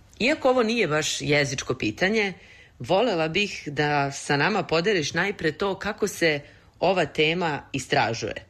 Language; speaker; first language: Serbian; native; Serbian